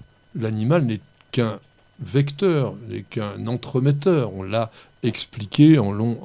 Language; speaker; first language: French; native; French